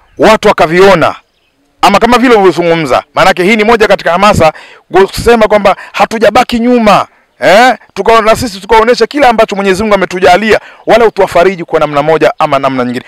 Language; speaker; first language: Swahili; native; Swahili